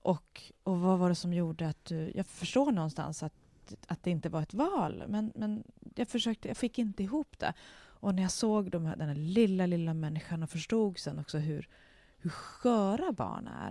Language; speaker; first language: Swedish; native; Swedish